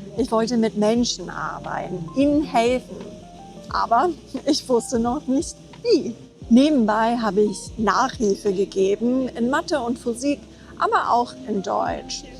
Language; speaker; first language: German; non-native, fluent; English